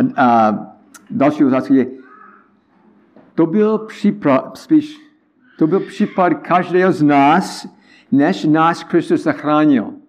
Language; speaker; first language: Czech; non-native, learner; English